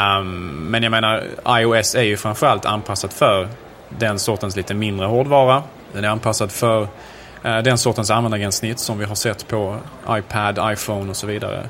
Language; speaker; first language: Swedish; native; Swedish